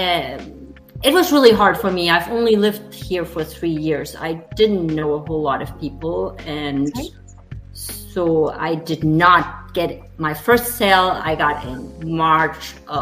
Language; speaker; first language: English; non-native, fluent; German